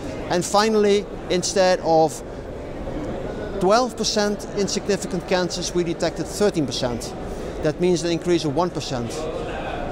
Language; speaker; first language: English; non-native, fluent; Dutch